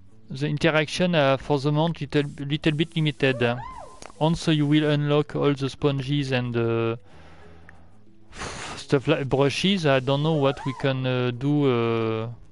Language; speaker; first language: English; non-native, learner; French